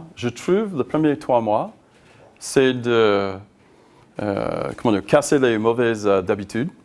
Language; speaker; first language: French; non-native, learner; English